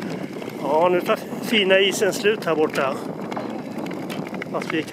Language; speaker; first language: Swedish; native; Swedish